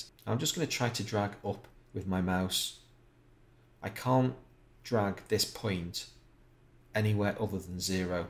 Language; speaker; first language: English; native; English